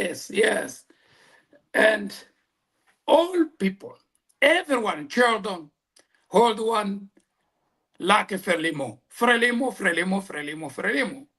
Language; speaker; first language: English; non-native, local second language; Portuguese